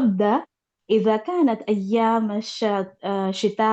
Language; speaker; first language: Arabic; non-native, learner; Urdu